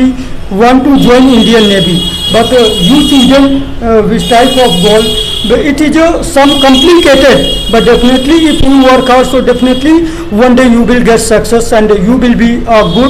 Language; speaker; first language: English; non-native, local second language; Hindi